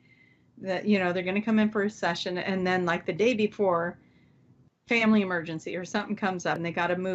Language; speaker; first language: English; native; English